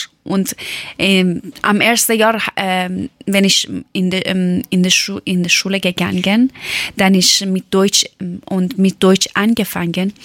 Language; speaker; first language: German; non-native, learner; Persian